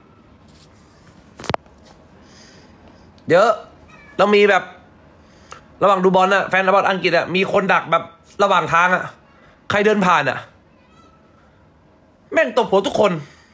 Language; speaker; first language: Thai; native; Thai